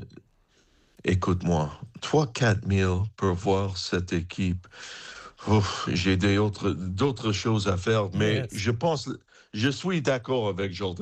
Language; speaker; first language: French; non-native, fluent; English